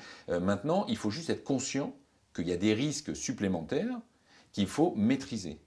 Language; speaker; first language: French; native; French